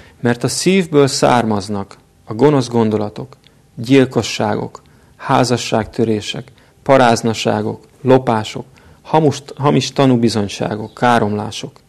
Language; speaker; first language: Hungarian; native; Hungarian